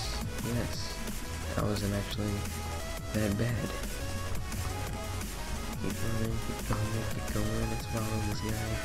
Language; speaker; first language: English; native; English